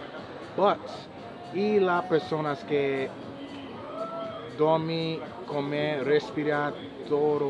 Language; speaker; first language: Spanish; non-native, learner; English